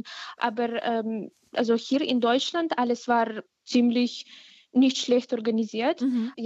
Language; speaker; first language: German; non-native, fluent; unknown